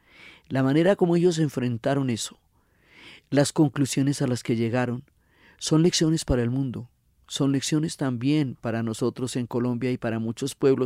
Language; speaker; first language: Spanish; native; Spanish